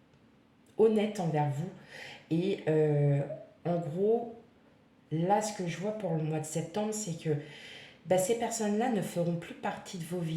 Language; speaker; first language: French; native; French